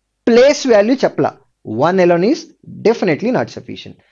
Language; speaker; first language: English; non-native, local second language; Telugu